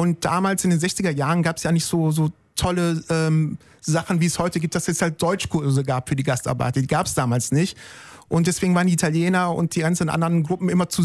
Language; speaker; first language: German; native; German